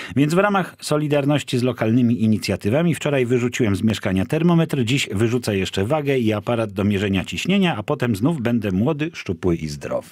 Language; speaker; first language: Polish; native; Polish